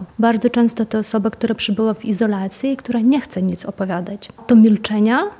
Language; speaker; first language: Polish; non-native, fluent; Ukrainian